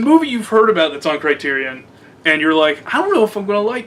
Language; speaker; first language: English; native; English